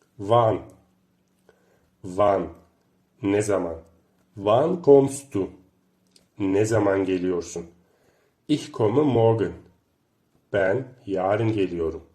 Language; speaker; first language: Turkish; native; Turkish